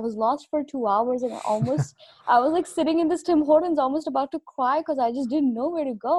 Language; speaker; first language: English; non-native, local second language; Punjabi